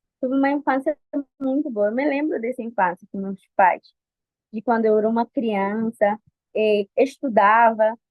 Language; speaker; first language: Portuguese; non-native, fluent; Spanish